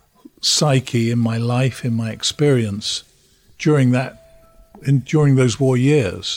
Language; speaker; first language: English; native; English